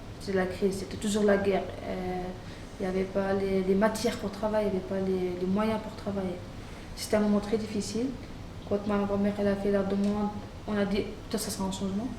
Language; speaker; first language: French; non-native, fluent; Arabic